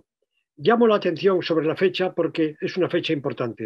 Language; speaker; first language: Spanish; native; Spanish